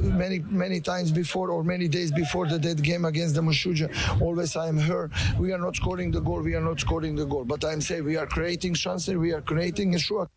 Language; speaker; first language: English; non-native, learner; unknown